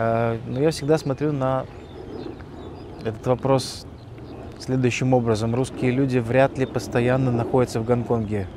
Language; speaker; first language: Russian; native; Russian